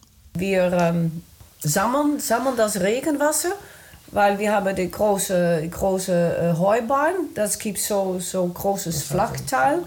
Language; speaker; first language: German; non-native, learner; Dutch